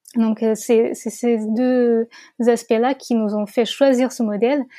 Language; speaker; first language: French; non-native, fluent; Portuguese